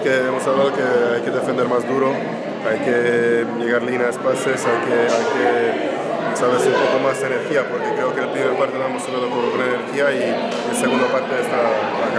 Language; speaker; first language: Spanish; non-native, fluent; Hungarian